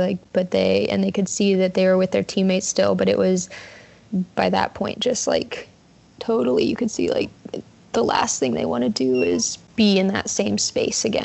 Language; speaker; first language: English; native; English